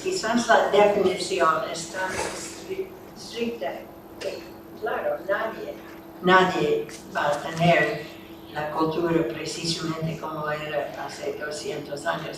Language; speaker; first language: Spanish; non-native, fluent; English